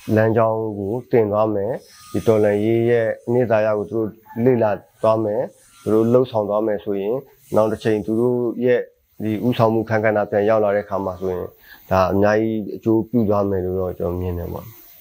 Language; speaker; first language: Burmese; non-native, local second language; Karen languages